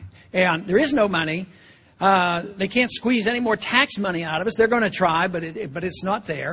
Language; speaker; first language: English; native; English